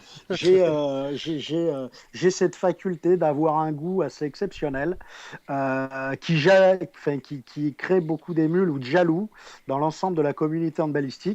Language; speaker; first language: French; native; French